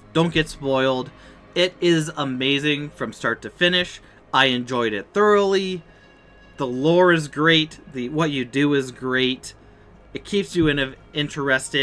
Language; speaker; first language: English; native; English